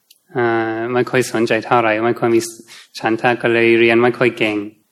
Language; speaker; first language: Thai; non-native, fluent; English